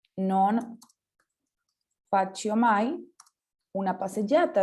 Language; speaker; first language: Italian; non-native, fluent; Spanish